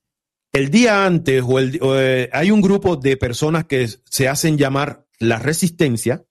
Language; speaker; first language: Spanish; native; Spanish